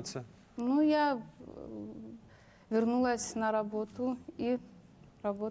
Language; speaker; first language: Russian; non-native, local second language; Lithuanian